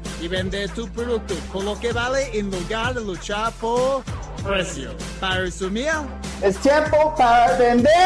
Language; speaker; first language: Spanish; non-native, fluent; English